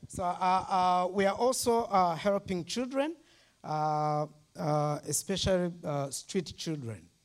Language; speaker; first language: English; non-native, local second language; Kinyarwanda